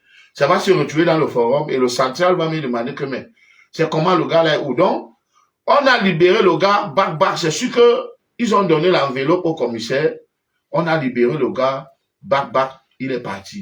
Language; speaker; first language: French; native; French